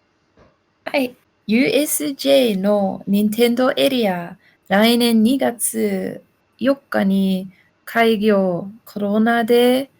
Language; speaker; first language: Japanese; non-native, learner; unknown